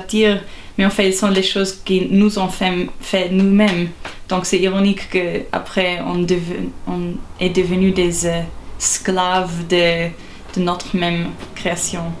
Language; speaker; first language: French; non-native, local second language; German